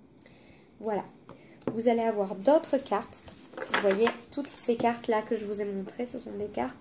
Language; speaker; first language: French; native; French